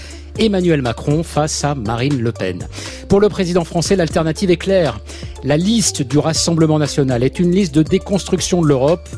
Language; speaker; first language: French; native; French